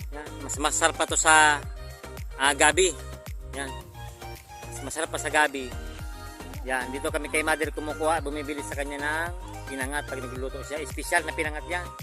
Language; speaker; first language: Filipino; non-native, local second language; Bikol